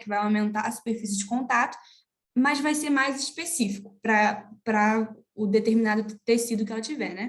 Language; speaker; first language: Portuguese; native; Portuguese